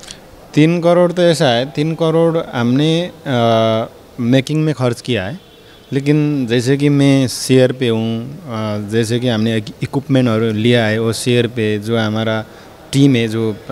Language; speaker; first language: Hindi; non-native, learner; Nepali